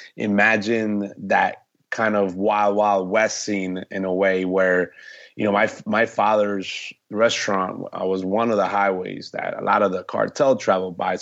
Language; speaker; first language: English; early bilingual, other home language; Spanish